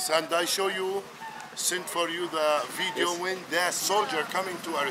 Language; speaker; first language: English; non-native, learner; Arabic